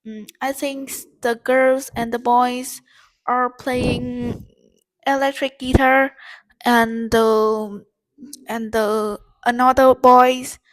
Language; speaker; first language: English; non-native, learner; Vietnamese